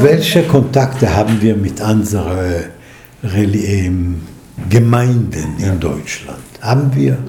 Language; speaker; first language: German; non-native, fluent; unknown